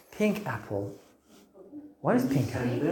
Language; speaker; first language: English; non-native, fluent; Turkish